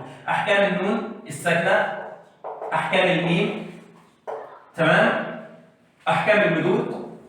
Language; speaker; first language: Arabic; native; Arabic